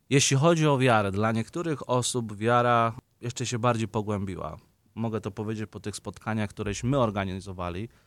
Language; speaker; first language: Polish; native; Polish